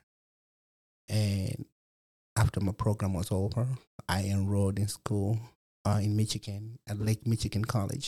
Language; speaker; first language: English; non-native, local second language; Nyanja